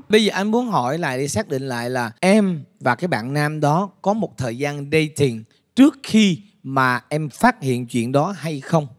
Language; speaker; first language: Vietnamese; native; Vietnamese